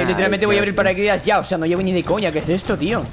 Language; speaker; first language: Spanish; native; Spanish